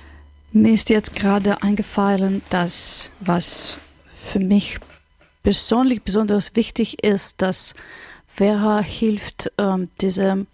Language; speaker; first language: German; non-native, fluent; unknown